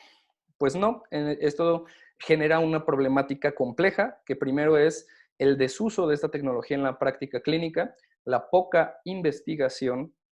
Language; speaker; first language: Spanish; native; Spanish